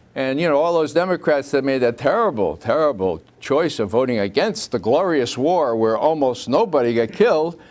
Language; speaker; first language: English; native; English